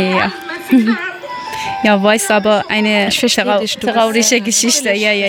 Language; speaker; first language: German; non-native, learner; Persian